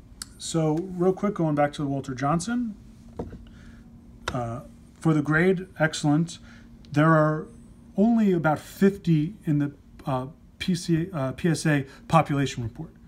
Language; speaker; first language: English; native; English